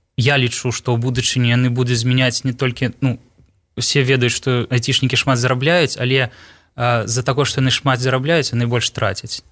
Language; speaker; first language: Belarusian; non-native, local second language; Russian